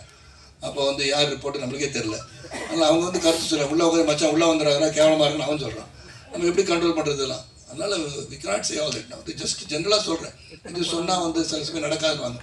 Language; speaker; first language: Tamil; native; Tamil